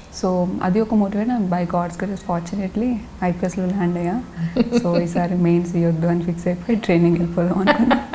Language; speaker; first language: Telugu; non-native, local second language; Lambadi